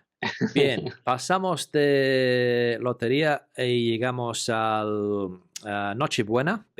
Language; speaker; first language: Spanish; non-native, fluent; English